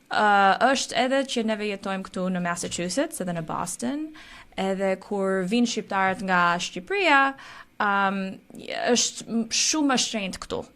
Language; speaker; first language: Albanian; early bilingual, heritage; Albanian